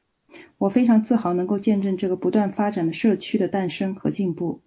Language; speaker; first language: Chinese; native; Chinese